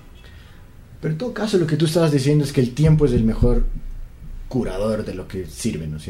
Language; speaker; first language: Spanish; native; Spanish